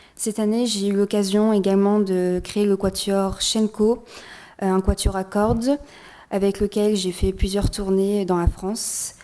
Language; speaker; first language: French; native; French